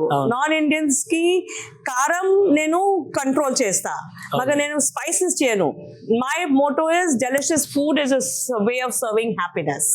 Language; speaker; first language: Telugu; non-native, local second language; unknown